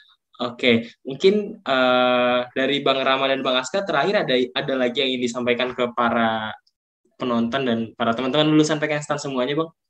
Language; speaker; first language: Indonesian; native; Indonesian